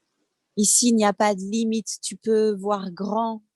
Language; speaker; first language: French; native; French